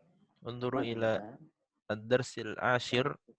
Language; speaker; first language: Arabic; non-native, fluent; Indonesian